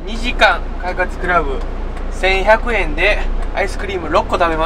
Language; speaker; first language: Japanese; native; Japanese